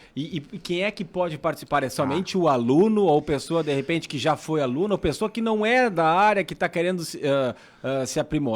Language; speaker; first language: Portuguese; native; Portuguese